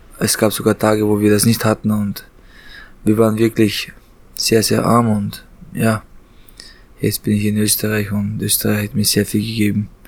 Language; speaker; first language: German; early bilingual, other home language; Chechen